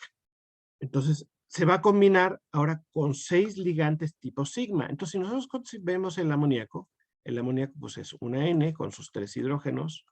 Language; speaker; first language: Spanish; native; Spanish